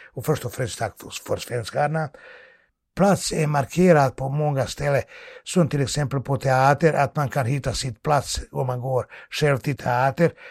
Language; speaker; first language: Swedish; non-native, fluent; Bosnian